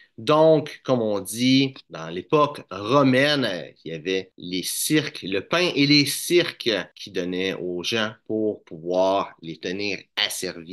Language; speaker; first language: French; native; French